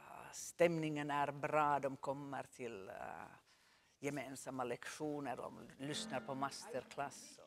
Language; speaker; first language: Swedish; non-native, local second language; Finnish